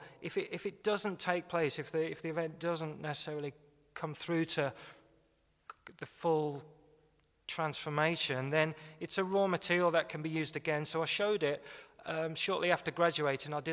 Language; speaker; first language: English; native; English